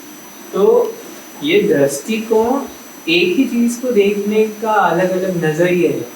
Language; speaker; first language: Hindi; native; Hindi